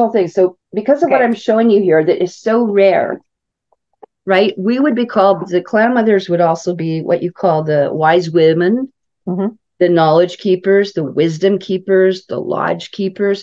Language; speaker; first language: English; native; English